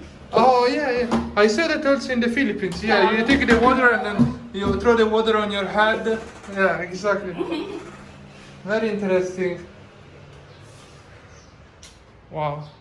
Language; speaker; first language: English; non-native, fluent; Italian